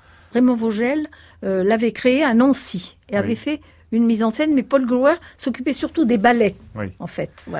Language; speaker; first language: French; native; French